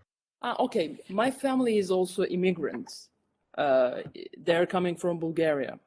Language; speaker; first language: English; non-native, fluent; Turkish